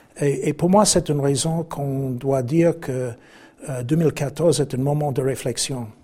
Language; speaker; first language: French; non-native, fluent; English